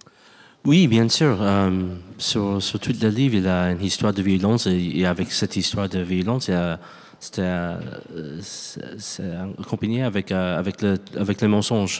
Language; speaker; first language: French; non-native, learner; English